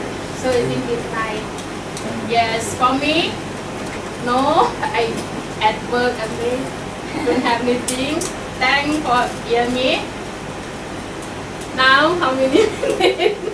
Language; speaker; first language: English; non-native, learner; Thai